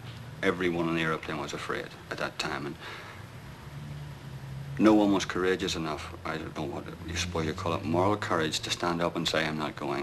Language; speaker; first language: English; native; English